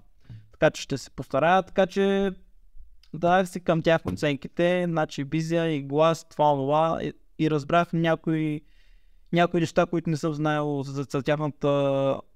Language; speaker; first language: Bulgarian; native; Bulgarian